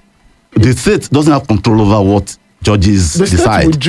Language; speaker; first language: English; non-native, local second language; Yoruba